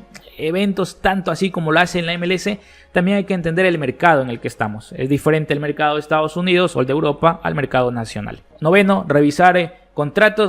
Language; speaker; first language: Spanish; native; Spanish